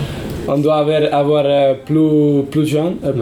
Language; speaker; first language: French; non-native, learner; Italian